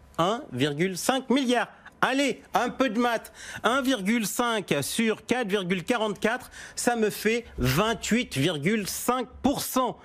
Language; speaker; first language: French; native; French